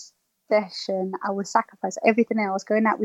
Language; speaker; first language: English; native; English